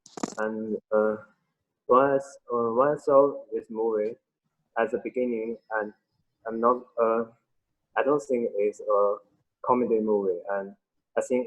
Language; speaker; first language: English; non-native, learner; Chinese